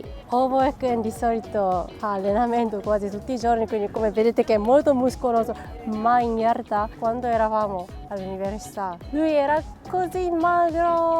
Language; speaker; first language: Italian; non-native, fluent; Japanese